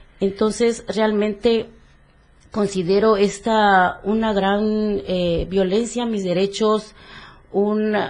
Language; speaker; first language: Spanish; native; Spanish